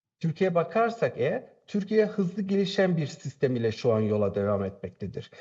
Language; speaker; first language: Turkish; native; Turkish